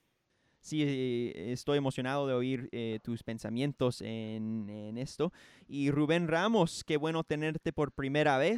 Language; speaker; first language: Spanish; non-native, fluent; English